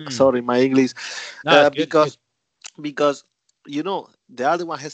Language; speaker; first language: English; non-native, learner; Spanish